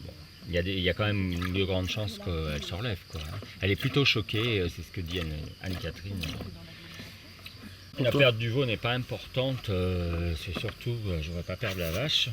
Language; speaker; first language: French; native; French